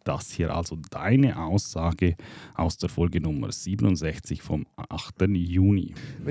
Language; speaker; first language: German; native; German